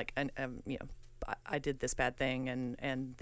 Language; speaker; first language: English; native; English